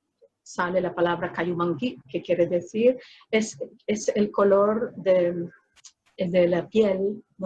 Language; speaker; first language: Spanish; non-native, fluent; Filipino